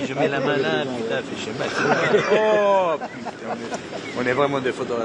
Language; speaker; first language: French; native; French